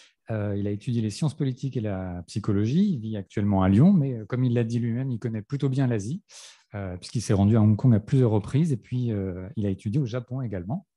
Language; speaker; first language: French; native; French